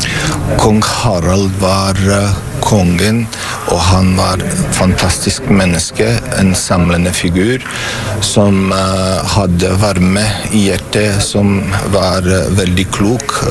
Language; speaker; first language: Norwegian; non-native, fluent; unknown